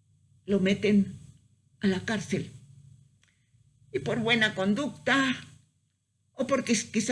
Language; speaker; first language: Spanish; native; Spanish